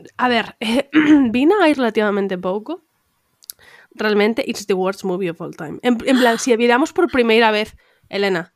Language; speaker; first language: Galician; non-native, local second language; Spanish